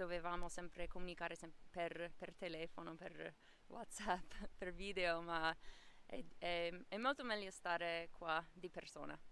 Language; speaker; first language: Italian; non-native, fluent; English